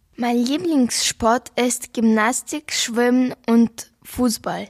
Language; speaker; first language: German; non-native, learner; Ukrainian